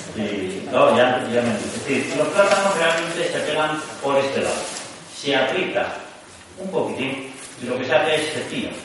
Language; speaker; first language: Spanish; native; Spanish